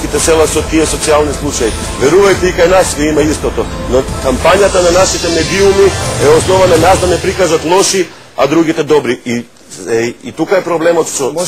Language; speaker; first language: Macedonian; non-native, local second language; Albanian